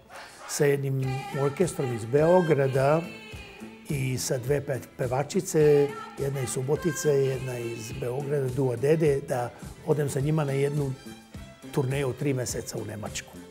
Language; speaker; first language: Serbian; non-native, local second language; Hungarian